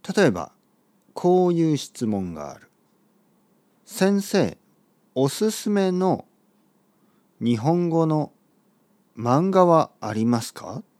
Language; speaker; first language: Japanese; native; Japanese